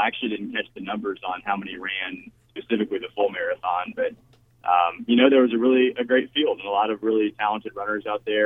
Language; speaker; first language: English; native; English